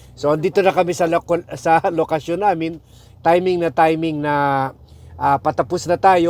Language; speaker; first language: Filipino; native; Filipino